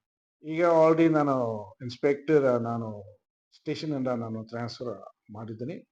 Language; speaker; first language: Kannada; non-native, fluent; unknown